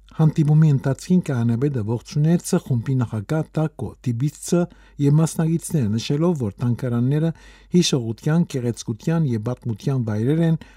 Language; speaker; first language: Armenian; early bilingual, heritage; Armenian